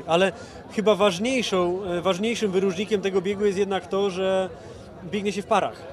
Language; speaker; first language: Polish; native; Polish